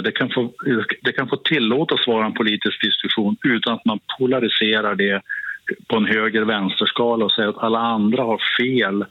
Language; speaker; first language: Swedish; native; Swedish